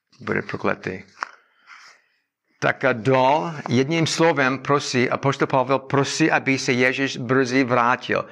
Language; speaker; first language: Czech; non-native, learner; English